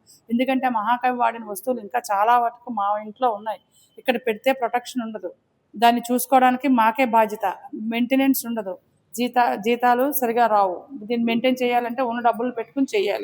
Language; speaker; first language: Telugu; native; Telugu